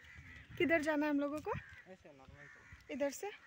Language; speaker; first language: Hindi; native; Hindi